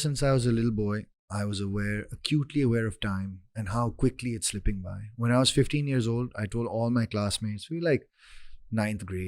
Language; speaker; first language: English; non-native, local second language; Urdu